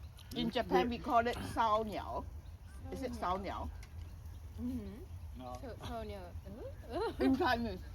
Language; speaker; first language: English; non-native, fluent; Cantonese